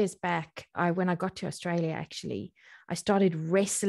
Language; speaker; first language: English; native; English